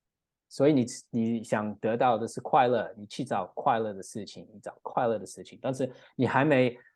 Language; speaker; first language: Chinese; non-native, learner; English